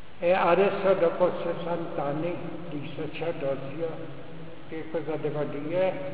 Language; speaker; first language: Italian; non-native, fluent; Czech